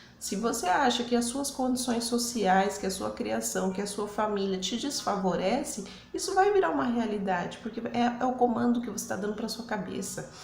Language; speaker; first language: Portuguese; early bilingual, other home language; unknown